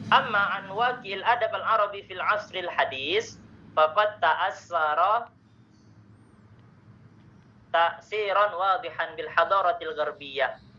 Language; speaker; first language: Arabic; non-native, learner; Indonesian